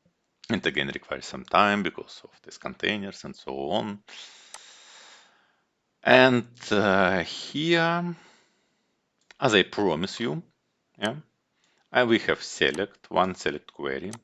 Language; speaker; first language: English; non-native, fluent; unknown